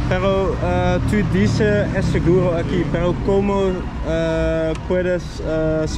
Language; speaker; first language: Spanish; non-native, learner; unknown